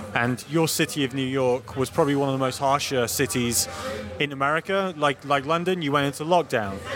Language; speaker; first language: English; native; English